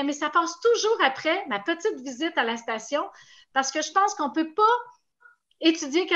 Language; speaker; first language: French; native; French